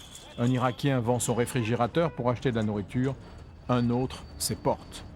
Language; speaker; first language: French; native; French